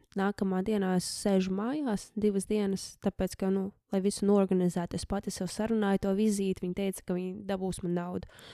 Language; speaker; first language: Latvian; early bilingual, heritage; Latvian